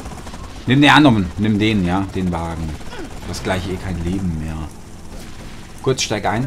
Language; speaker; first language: German; native; German